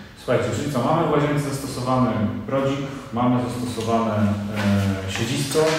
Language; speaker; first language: Polish; native; Polish